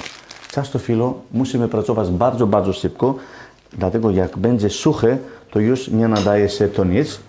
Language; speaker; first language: Polish; non-native, fluent; Greek